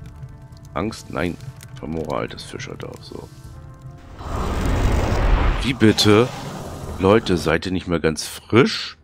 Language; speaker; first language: German; native; German